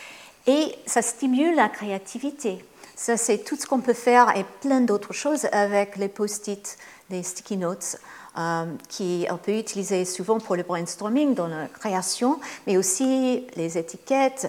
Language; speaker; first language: French; non-native, fluent; English